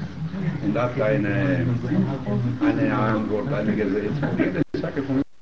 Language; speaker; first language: German; non-native, learner; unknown